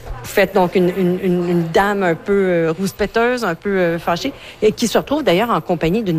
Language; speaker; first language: French; native; French